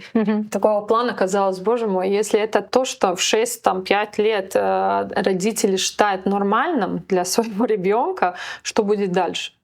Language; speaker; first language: Russian; non-native, local second language; Latvian